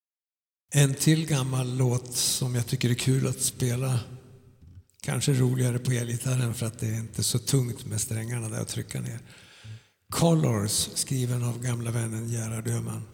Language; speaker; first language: Swedish; native; Swedish